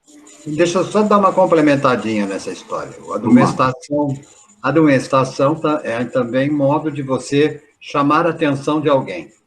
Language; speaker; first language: Portuguese; native; Portuguese